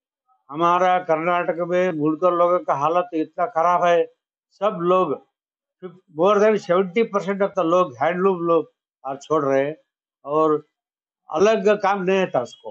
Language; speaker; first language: Hindi; non-native, local second language; Kannada